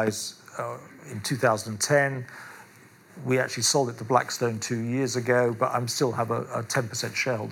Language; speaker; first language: English; native; English